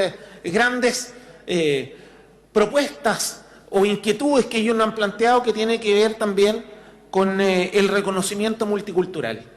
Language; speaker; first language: Spanish; native; Spanish